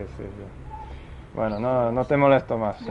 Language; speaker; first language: Spanish; non-native, fluent; English